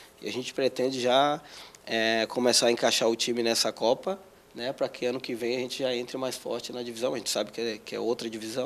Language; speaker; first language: Portuguese; native; Portuguese